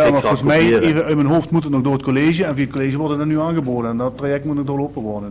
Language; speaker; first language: Dutch; native; Dutch